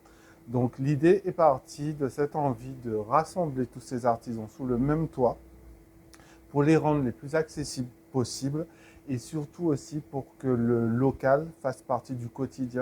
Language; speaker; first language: French; native; French